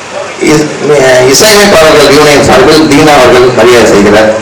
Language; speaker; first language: Tamil; native; Tamil